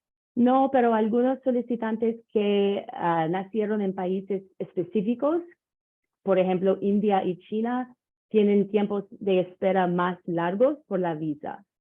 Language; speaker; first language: Spanish; non-native, learner; English